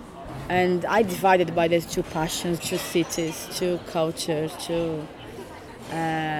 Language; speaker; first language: English; non-native, fluent; Portuguese